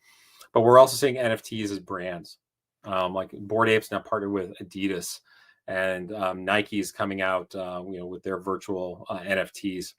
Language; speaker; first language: English; native; English